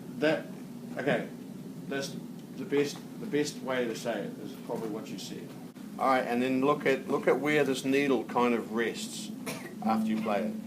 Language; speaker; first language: English; native; English